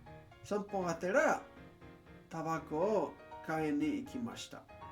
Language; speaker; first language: Japanese; non-native, learner; English